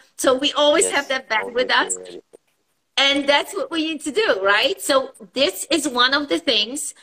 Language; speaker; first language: English; non-native, fluent; Polish